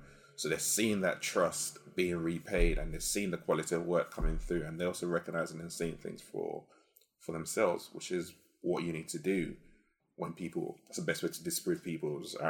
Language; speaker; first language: English; non-native, local second language; Yoruba